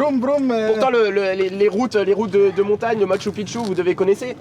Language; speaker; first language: French; native; French